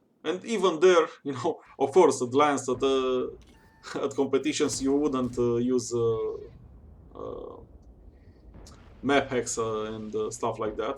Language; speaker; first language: English; non-native, fluent; Romanian